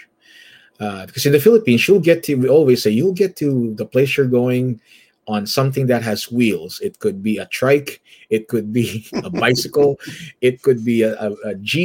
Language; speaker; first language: English; non-native, local second language; Filipino